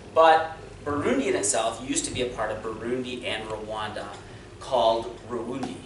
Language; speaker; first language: English; native; English